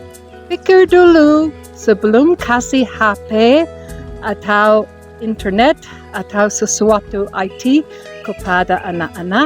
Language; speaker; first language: Indonesian; non-native, learner; English